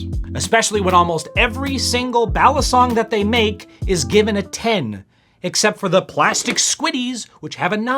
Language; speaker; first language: English; native; English